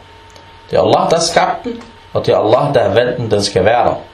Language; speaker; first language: Danish; early bilingual, other home language; Arabic